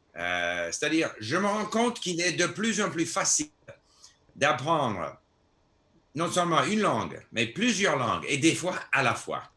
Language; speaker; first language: French; non-native, fluent; English